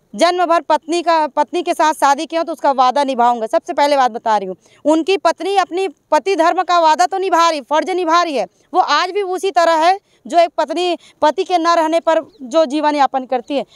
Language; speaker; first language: Hindi; native; Hindi